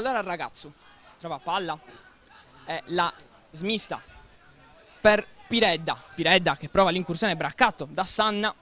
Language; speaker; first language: Italian; native; Italian